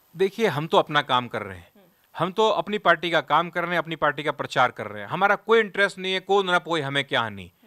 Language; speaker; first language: Hindi; native; Hindi